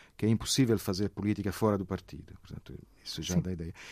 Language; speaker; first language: Portuguese; non-native, fluent; Italian